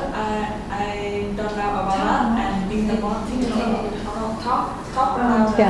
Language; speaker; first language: English; non-native, learner; Vietnamese